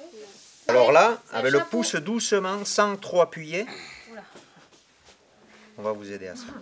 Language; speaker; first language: French; native; French